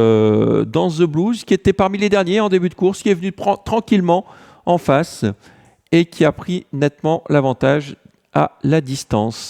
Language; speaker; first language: French; native; French